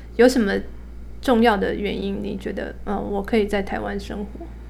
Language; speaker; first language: Chinese; native; Chinese